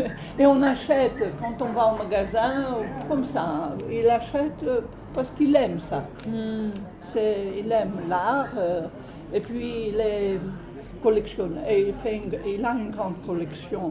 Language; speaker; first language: French; non-native, fluent; Greek